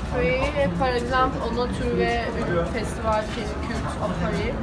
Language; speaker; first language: French; non-native, learner; Turkish